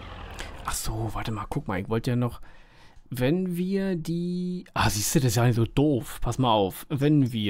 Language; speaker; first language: German; native; German